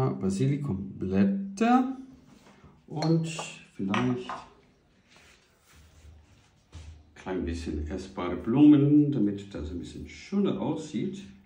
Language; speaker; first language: German; non-native, fluent; Portuguese